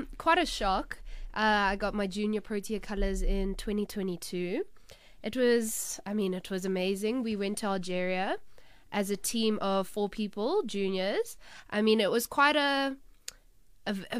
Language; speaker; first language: English; native; English